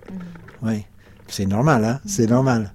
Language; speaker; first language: French; non-native, fluent; English